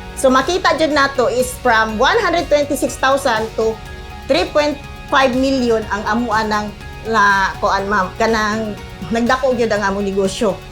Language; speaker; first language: Cebuano; native; Cebuano